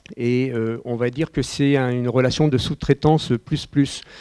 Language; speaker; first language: French; native; French